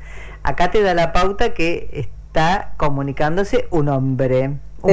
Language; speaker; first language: Spanish; native; Spanish